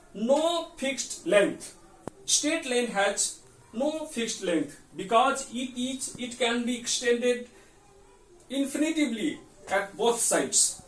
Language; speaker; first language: English; non-native, local second language; Nepali